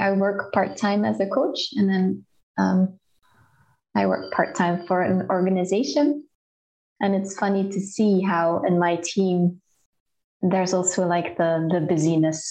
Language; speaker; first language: English; non-native, fluent; Dutch